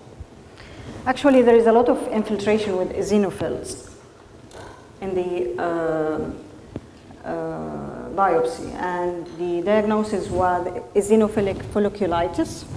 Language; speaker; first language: English; non-native, fluent; Arabic